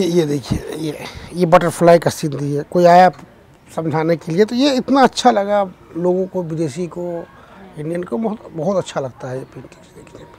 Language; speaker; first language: Hindi; native; Hindi